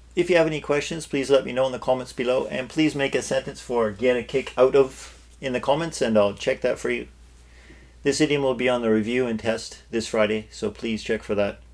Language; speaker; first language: English; native; English